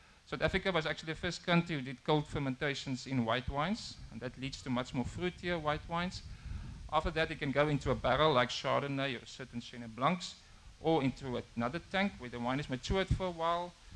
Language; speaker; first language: English; non-native, local second language; Afrikaans